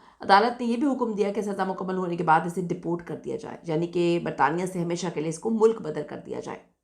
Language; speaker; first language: Urdu; native; Urdu